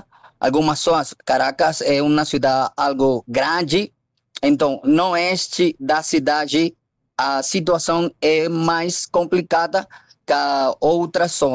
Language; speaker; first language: Portuguese; non-native, fluent; Spanish